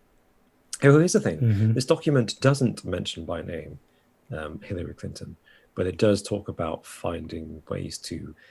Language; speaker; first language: English; native; English